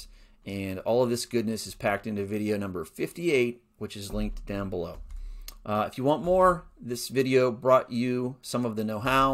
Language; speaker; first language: English; native; English